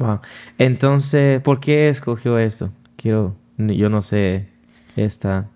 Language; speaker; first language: Spanish; non-native, fluent; English